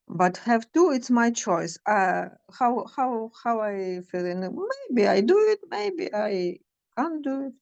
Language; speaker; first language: English; non-native, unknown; Ukrainian